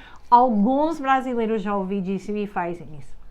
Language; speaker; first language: Portuguese; non-native, fluent; English